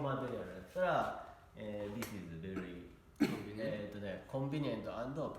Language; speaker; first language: English; non-native, learner; Japanese